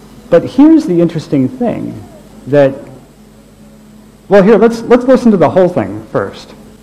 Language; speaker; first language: English; native; English